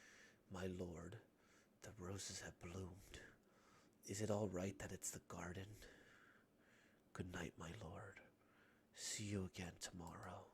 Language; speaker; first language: English; native; English